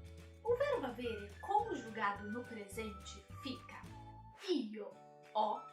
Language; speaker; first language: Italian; non-native, fluent; Portuguese